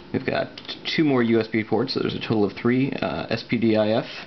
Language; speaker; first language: English; native; English